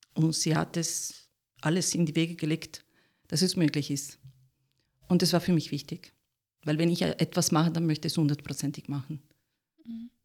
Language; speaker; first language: German; non-native, fluent; Italian